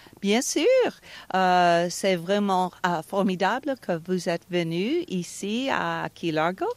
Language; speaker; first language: French; non-native, fluent; English